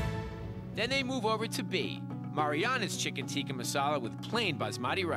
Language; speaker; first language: English; native; English